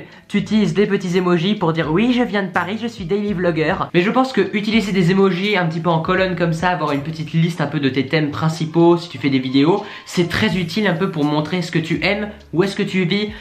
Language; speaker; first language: French; native; French